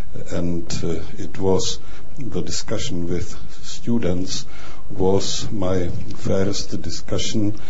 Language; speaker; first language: English; non-native, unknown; Czech